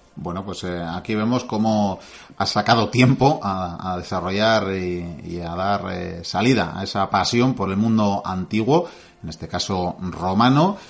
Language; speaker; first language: Spanish; native; Spanish